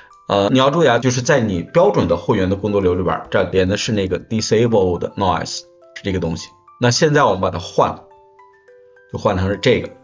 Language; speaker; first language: Chinese; native; Chinese